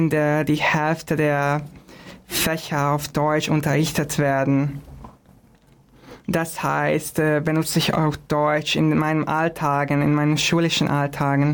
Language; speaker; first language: German; non-native, fluent; Hungarian